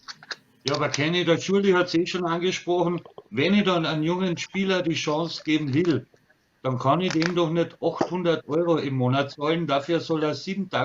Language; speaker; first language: German; native; German